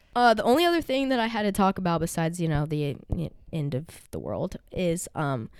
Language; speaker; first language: English; native; English